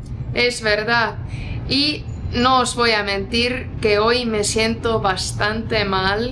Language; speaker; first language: Spanish; non-native, fluent; Estonian